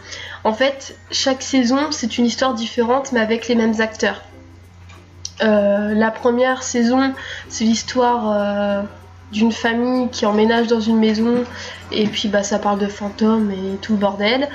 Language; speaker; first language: French; native; French